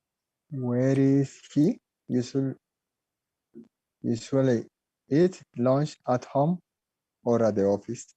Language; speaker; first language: English; non-native, learner; Spanish